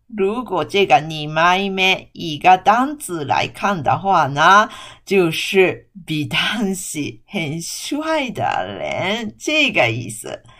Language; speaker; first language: Chinese; non-native, fluent; Japanese